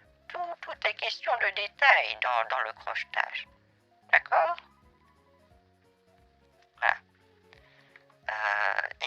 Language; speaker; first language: French; native; French